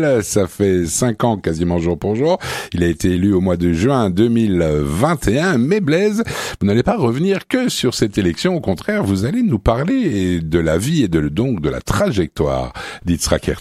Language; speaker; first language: French; native; French